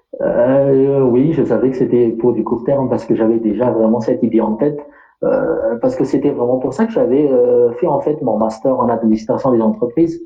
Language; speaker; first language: French; non-native, local second language; Malagasy